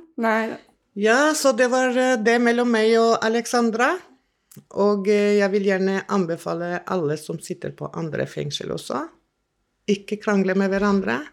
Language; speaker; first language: Norwegian; non-native, fluent; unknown